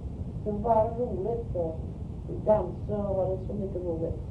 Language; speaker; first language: Swedish; early bilingual, heritage; Swedish